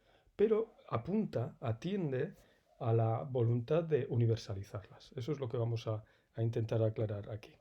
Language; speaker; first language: Spanish; native; Spanish